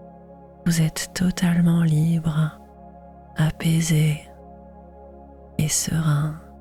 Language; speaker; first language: French; native; French